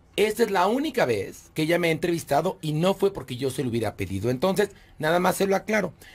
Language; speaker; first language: Spanish; native; Spanish